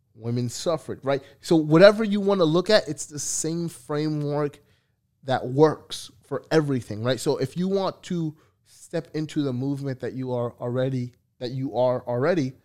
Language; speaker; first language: English; early bilingual, other home language; Haitian Creole